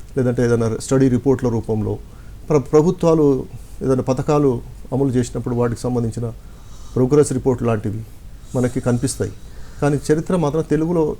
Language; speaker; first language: Telugu; non-native, local second language; Lambadi